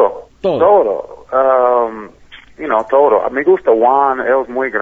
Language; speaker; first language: Spanish; non-native, learner; English